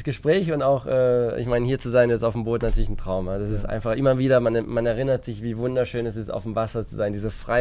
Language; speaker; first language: German; native; German